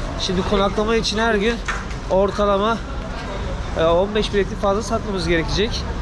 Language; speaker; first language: Turkish; native; Turkish